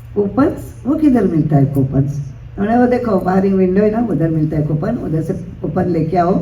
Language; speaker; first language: Hindi; non-native, local second language; Marathi